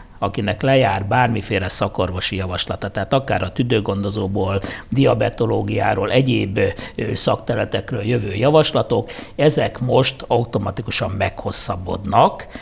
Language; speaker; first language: Hungarian; native; Hungarian